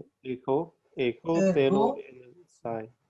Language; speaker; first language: Greek; non-native, learner; English